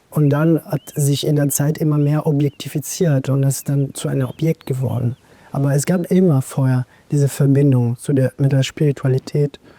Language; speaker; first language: German; non-native, fluent; Italian